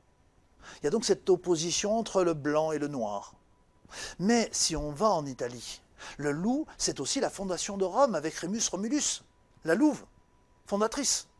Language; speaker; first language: French; native; French